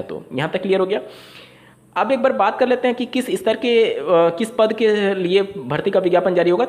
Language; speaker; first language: Hindi; native; Hindi